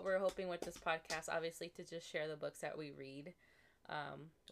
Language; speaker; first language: English; native; English